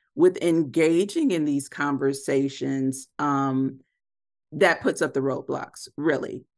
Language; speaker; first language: English; native; English